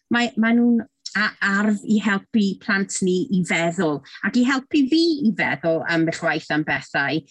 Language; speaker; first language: Welsh; non-native, local second language; English